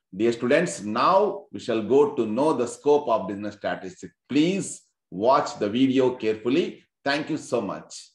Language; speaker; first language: English; non-native, local second language; Telugu